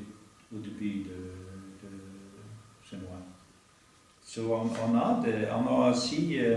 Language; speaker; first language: French; non-native, learner; Norwegian